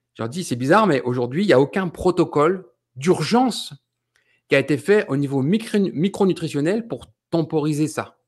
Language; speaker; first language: French; native; French